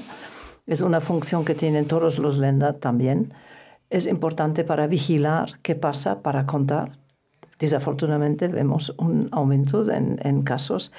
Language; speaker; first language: Spanish; non-native, fluent; German